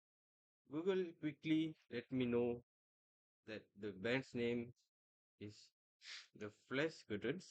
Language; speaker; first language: English; non-native, local second language; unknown